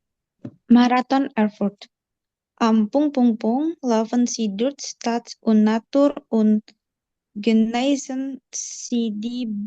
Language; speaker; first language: German; non-native, learner; Indonesian